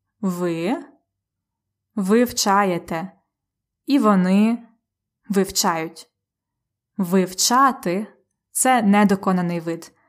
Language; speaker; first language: Ukrainian; native; Ukrainian